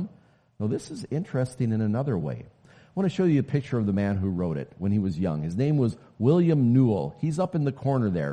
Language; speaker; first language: English; native; English